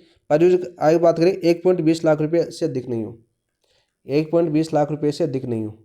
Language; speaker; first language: Hindi; native; Hindi